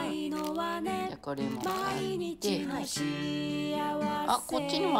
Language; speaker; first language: Japanese; native; Japanese